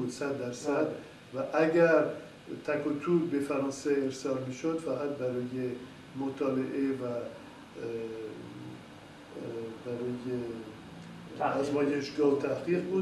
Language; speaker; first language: Persian; non-native, fluent; French